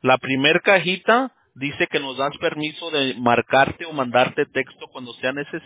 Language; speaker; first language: Spanish; early bilingual, heritage; Spanish